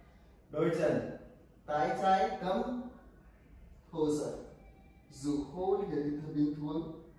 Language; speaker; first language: Vietnamese; non-native, learner; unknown